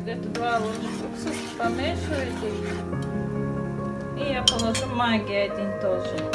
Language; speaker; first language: Russian; non-native, local second language; Tajik